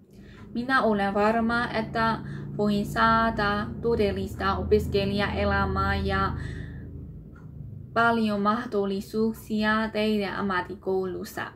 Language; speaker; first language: Finnish; non-native, learner; Burmese